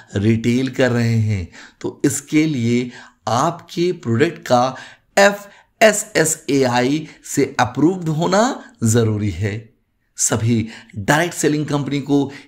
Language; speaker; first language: Hindi; native; Hindi